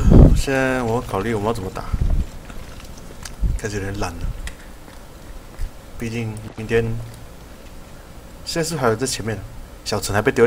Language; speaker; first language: Chinese; native; Chinese